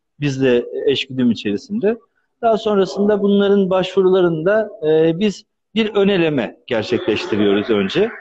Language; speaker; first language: Turkish; native; Turkish